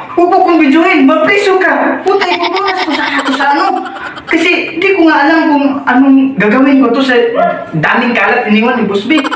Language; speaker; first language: Filipino; non-native, local second language; Cebuano